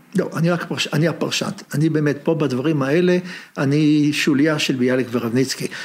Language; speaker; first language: Hebrew; native; Hebrew